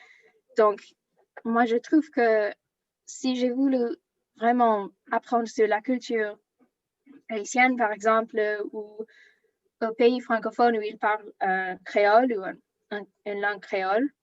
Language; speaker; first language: French; non-native, learner; English